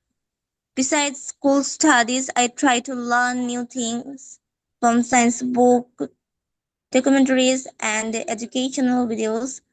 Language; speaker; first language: English; non-native, fluent; Bangla